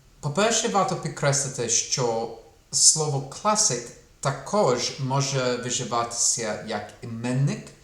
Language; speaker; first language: Ukrainian; non-native, fluent; English